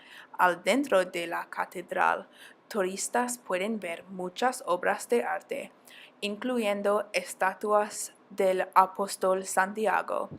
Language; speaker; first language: Spanish; non-native, learner; English